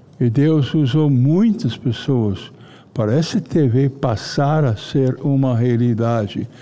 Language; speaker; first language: Portuguese; non-native, fluent; English